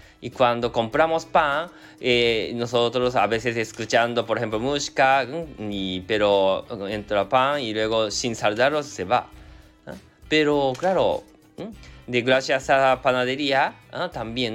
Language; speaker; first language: Spanish; non-native, learner; Japanese